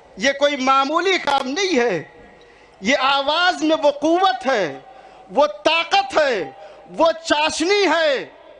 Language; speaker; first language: Hindi; non-native, local second language; Urdu